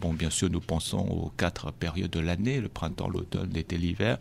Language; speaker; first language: French; non-native, fluent; Chinese